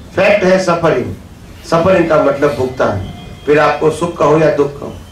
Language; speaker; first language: Hindi; non-native, local second language; Gujarati